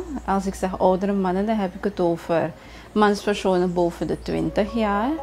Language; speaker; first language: Dutch; native; Dutch